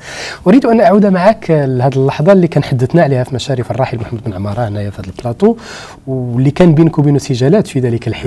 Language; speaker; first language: Arabic; native; Arabic